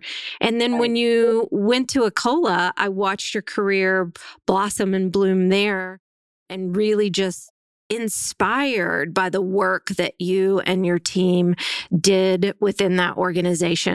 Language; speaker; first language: English; native; English